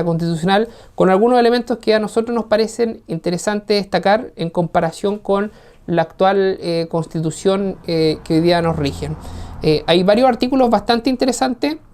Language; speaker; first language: Spanish; native; Spanish